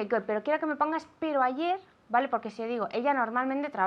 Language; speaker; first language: Spanish; non-native, fluent; English